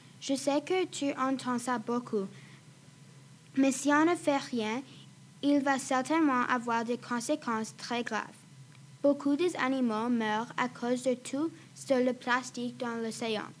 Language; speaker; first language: French; non-native, fluent; English